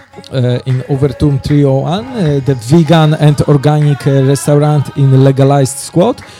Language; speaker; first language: English; non-native, fluent; Polish